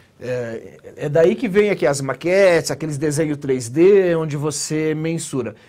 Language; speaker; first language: Portuguese; native; Portuguese